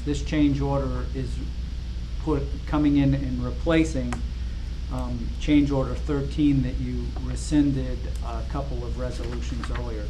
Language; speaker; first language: English; native; English